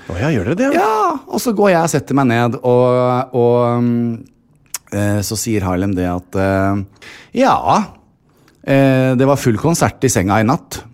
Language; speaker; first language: Norwegian; native; Norwegian